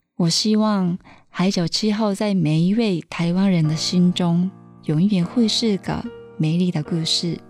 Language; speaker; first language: Chinese; non-native, fluent; Japanese